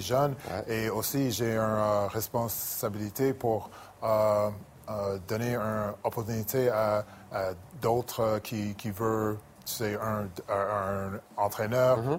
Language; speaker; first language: French; non-native, local second language; English